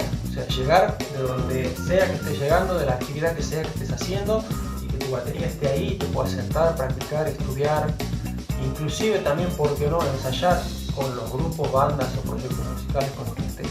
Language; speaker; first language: Spanish; native; Spanish